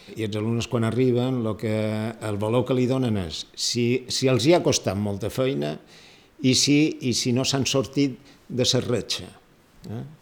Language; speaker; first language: Catalan; native; Catalan